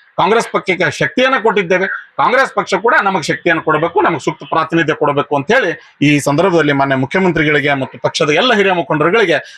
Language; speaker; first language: Kannada; non-native, local second language; Lambadi